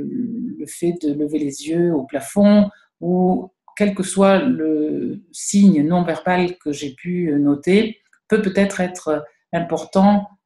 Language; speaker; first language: French; native; French